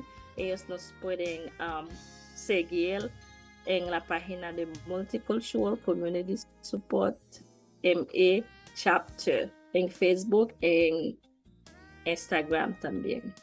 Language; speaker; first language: Spanish; non-native, learner; Haitian Creole